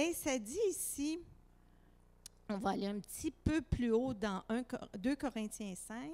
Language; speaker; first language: French; native; French